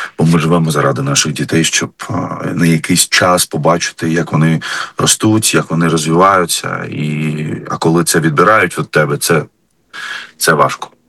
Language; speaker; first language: Ukrainian; non-native, fluent; Arabic